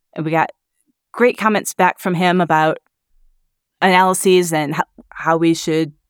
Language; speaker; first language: English; native; English